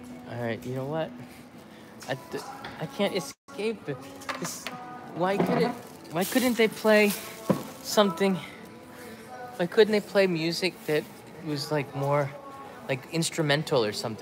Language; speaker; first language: English; native; English